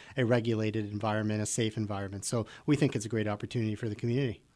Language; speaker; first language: English; native; English